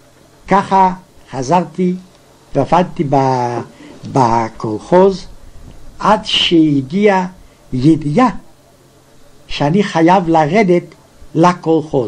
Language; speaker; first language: Hebrew; non-native, fluent; Yiddish